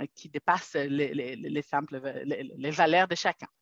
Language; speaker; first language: French; non-native, fluent; Hebrew